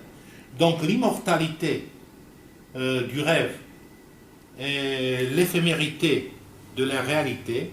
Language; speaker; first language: French; non-native, fluent; Romanian